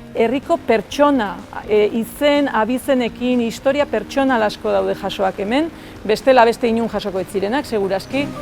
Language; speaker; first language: Basque; native; Basque